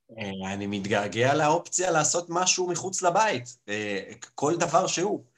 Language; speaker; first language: Hebrew; early bilingual, other home language; Russian